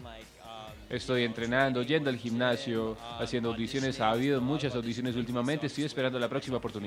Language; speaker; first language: Spanish; non-native, fluent; English